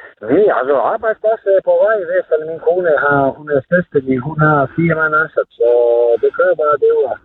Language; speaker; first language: Danish; non-native, fluent; Serbian